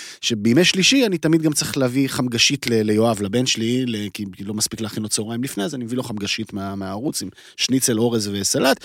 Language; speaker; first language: Hebrew; native; Hebrew